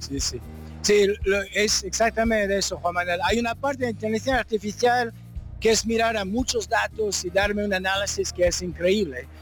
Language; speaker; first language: Spanish; early bilingual, heritage; French